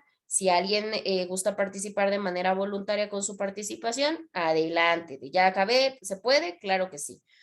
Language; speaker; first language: Spanish; native; Spanish